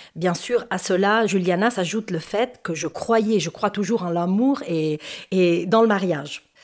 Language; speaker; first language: French; non-native, fluent; Spanish